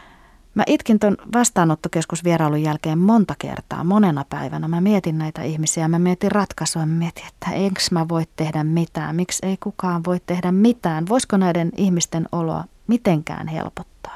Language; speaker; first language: Finnish; native; Finnish